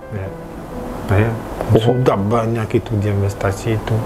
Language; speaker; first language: Indonesian; non-native, learner; French